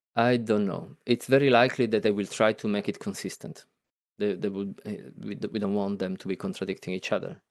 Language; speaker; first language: English; non-native, fluent; Italian